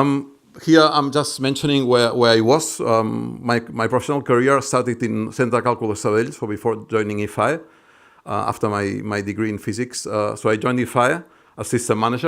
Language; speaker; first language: English; non-native, fluent; Catalan